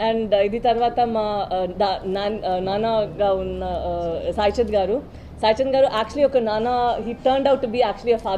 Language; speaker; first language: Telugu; non-native, local second language; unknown